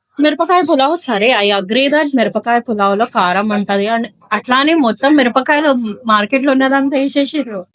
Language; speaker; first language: Telugu; non-native, local second language; Odia